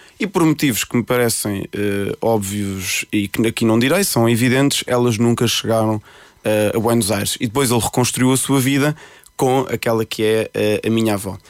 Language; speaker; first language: Portuguese; early bilingual, other home language; Spanish